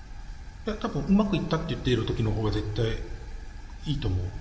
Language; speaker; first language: Japanese; native; Japanese